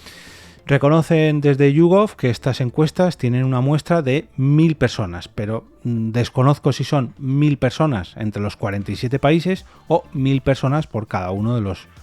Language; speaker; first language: Spanish; native; Spanish